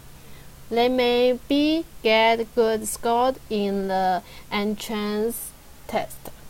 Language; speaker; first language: English; non-native, learner; Chinese